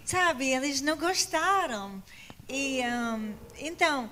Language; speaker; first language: Portuguese; non-native, fluent; English